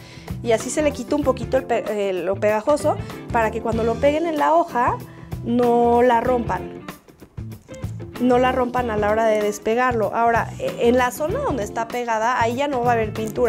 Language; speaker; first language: Spanish; native; Spanish